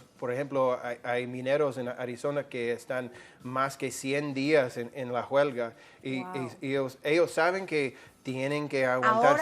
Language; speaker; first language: Spanish; non-native, fluent; English